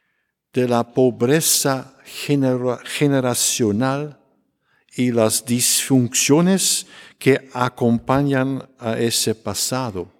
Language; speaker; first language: Spanish; non-native, fluent; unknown